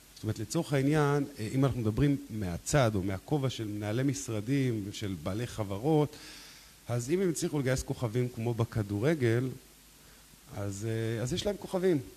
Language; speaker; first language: Hebrew; native; Hebrew